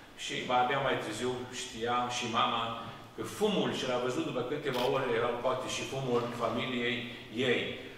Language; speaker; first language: Romanian; early bilingual, heritage; Romanian